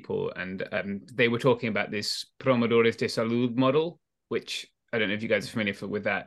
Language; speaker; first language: English; native; English